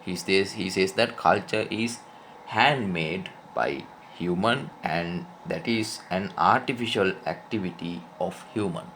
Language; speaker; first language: English; non-native, local second language; Sinhala